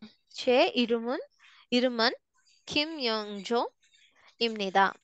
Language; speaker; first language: Korean; non-native, learner; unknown